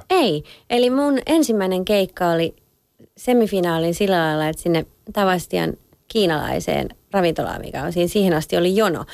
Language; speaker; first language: Finnish; early bilingual, other home language; French